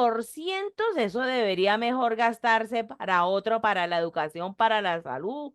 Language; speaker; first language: Spanish; native; Spanish